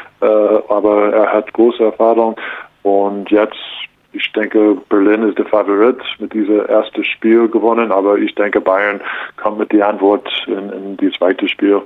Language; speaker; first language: German; non-native, learner; English